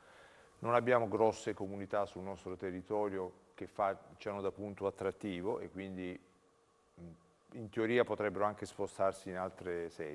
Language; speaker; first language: Italian; native; Italian